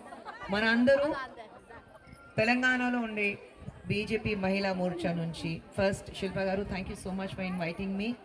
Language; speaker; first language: Telugu; non-native, learner; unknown